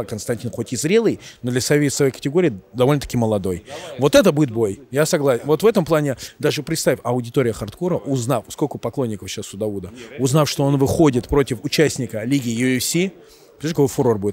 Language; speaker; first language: Russian; native; Russian